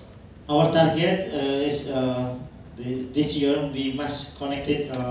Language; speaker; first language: English; non-native, learner; Indonesian